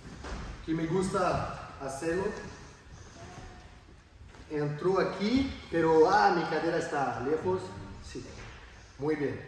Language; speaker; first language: Spanish; non-native, learner; French